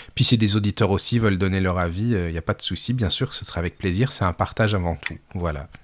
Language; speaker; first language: French; native; French